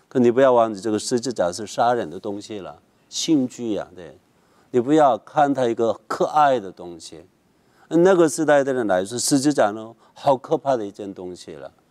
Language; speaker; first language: Chinese; non-native, fluent; Korean